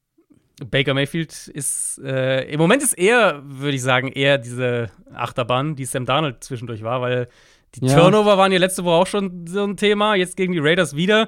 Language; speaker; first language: German; native; German